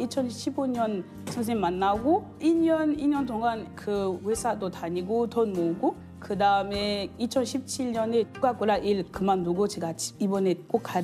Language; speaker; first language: Korean; non-native, learner; French